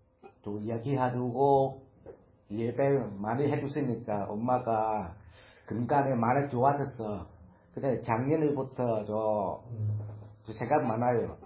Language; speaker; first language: Korean; non-native, learner; Vietnamese